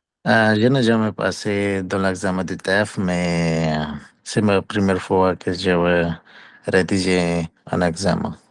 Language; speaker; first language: French; non-native, learner; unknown